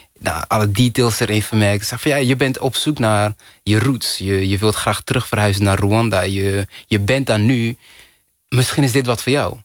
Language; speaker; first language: Dutch; early bilingual, other home language; Kinyarwanda